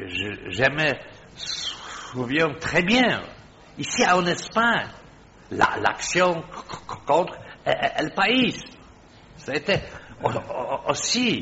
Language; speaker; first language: French; non-native, fluent; Polish